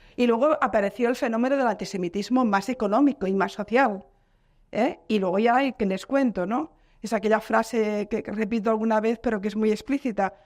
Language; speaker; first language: Spanish; non-native, local second language; Catalan